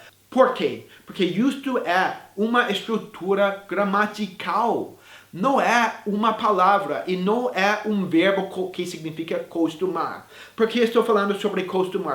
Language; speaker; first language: Portuguese; non-native, fluent; English